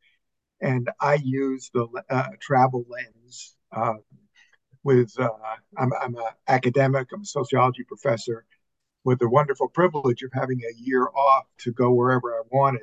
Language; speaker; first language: English; native; English